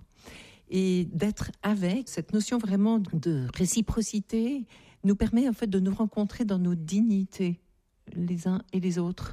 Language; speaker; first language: French; native; French